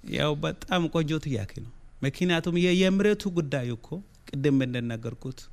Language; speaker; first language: Amharic; non-native, local second language; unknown